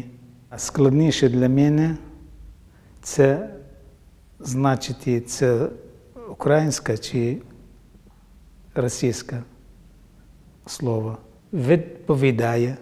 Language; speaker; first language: Ukrainian; non-native, learner; Arabic